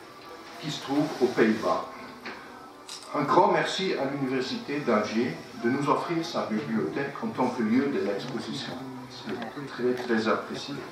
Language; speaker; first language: French; non-native, fluent; Dutch